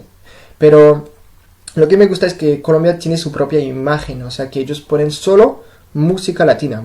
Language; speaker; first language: Spanish; non-native, fluent; French